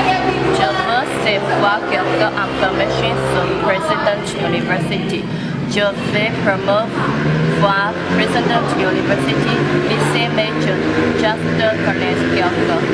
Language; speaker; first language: French; non-native, learner; Indonesian